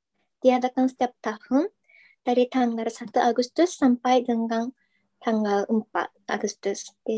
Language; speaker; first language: Indonesian; non-native, fluent; Japanese